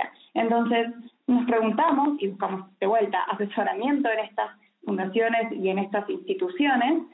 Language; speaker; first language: Spanish; native; Spanish